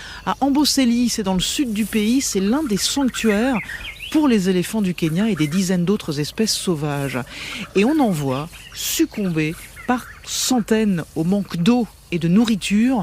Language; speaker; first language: French; native; French